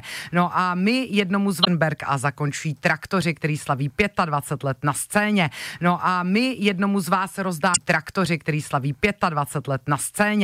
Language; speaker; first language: Czech; native; Czech